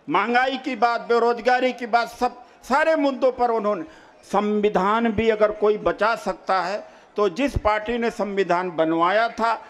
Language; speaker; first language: Hindi; native; Hindi